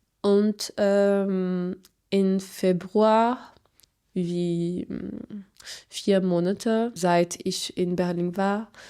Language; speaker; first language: German; non-native, learner; Portuguese